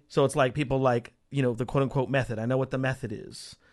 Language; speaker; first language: English; native; English